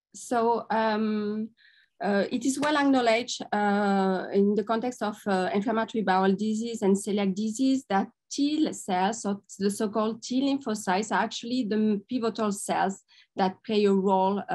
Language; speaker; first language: English; non-native, fluent; French